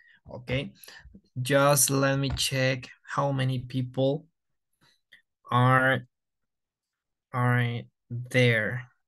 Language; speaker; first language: English; non-native, fluent; Spanish